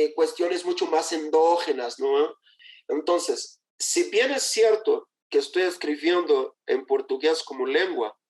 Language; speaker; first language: Spanish; non-native, fluent; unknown